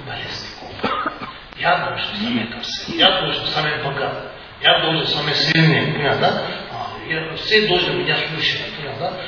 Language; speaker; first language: Russian; non-native, learner; Tibetan